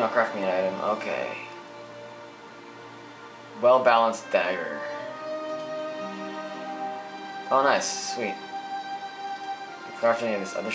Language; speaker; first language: English; native; English